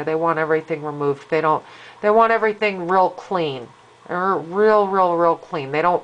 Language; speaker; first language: English; native; English